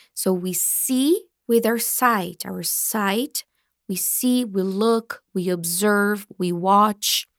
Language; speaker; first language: English; non-native, fluent; Portuguese